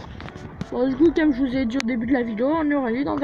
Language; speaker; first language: French; native; French